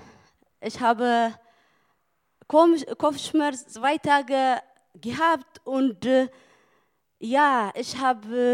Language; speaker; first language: German; non-native, learner; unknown